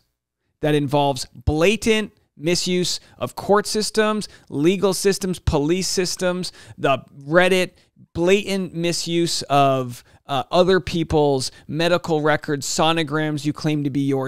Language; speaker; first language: English; native; English